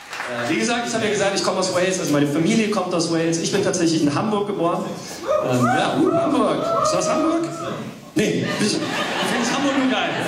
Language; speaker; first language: German; early bilingual, other home language; English